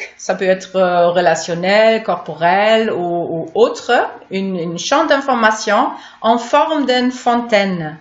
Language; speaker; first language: French; non-native, fluent; German